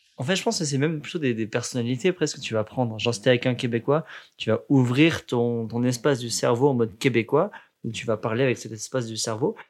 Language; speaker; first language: French; native; French